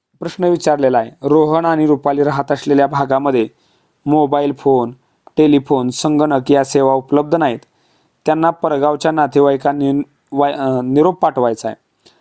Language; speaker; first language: Marathi; native; Marathi